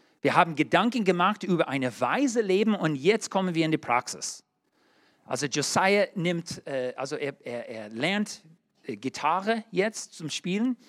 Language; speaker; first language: German; non-native, learner; English